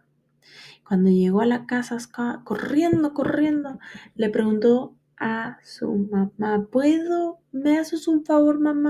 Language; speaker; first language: Spanish; early bilingual, heritage; Spanish